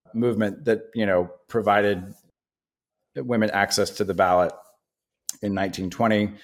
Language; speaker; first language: English; native; English